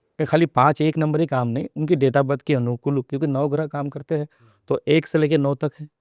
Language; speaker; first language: Hindi; non-native, local second language; Telugu